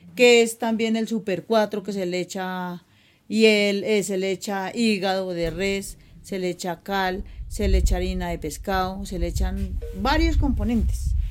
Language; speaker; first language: Spanish; native; Spanish